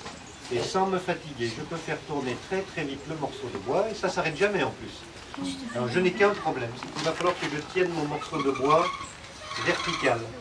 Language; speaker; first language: French; native; French